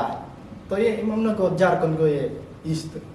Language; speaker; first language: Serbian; non-native, learner; Indonesian